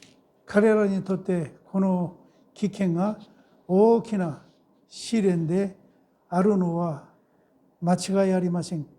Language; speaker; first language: Japanese; non-native, fluent; Korean